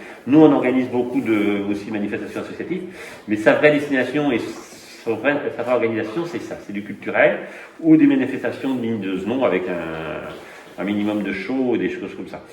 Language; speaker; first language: French; native; French